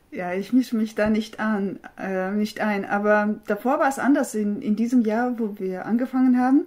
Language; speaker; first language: German; non-native, fluent; Russian